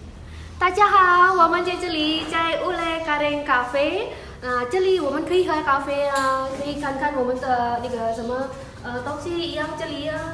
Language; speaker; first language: Chinese; non-native, learner; Indonesian